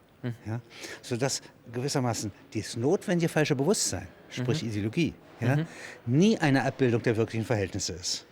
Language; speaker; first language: German; native; German